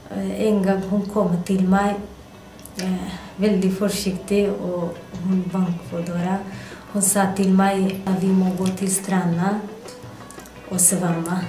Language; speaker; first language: Norwegian; non-native, learner; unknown